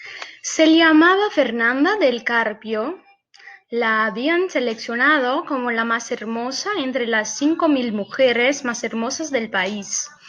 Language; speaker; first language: Spanish; non-native, fluent; Portuguese